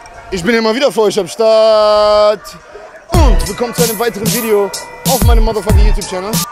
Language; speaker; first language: German; native; German